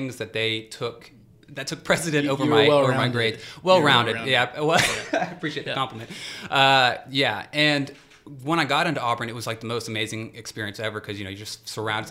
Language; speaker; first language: English; native; English